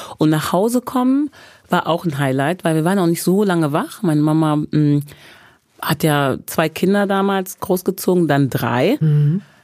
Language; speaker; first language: German; early bilingual, other home language; English